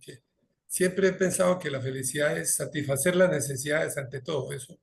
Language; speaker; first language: Spanish; native; Spanish